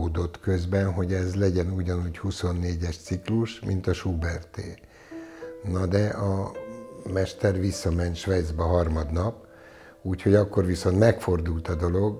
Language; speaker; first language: Hungarian; native; Hungarian